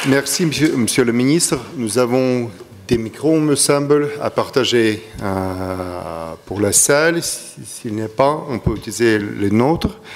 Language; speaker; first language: French; non-native, fluent; Russian